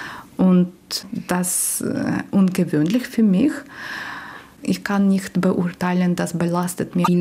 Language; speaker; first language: German; non-native, learner; Ukrainian